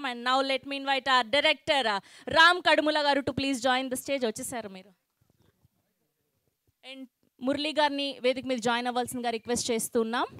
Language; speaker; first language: Telugu; native; Telugu